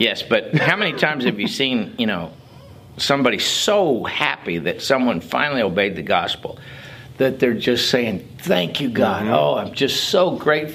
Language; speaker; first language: English; native; English